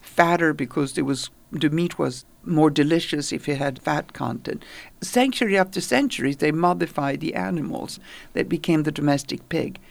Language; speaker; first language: English; non-native, fluent; Italian